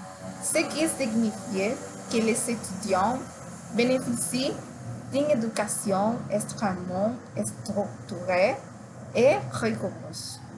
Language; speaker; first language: French; non-native, learner; Spanish